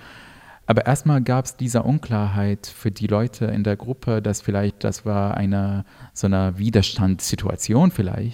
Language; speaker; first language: German; non-native, fluent; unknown